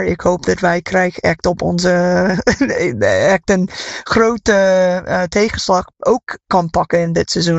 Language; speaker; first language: Dutch; non-native, fluent; English